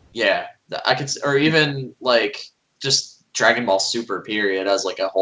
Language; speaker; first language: English; native; English